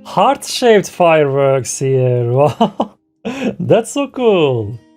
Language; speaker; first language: English; non-native, fluent; Turkish